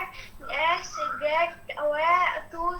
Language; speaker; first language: English; non-native, learner; Bangla